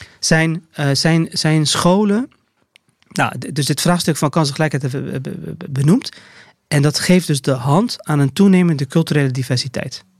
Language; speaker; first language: Dutch; early bilingual, other home language; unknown